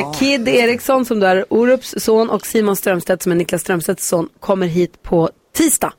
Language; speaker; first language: Swedish; native; Swedish